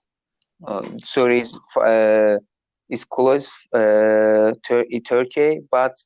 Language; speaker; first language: English; non-native, learner; Turkish